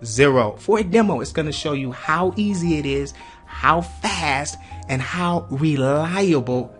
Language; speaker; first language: English; native; English